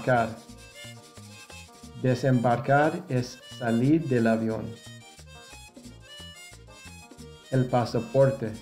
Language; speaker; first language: Spanish; non-native, fluent; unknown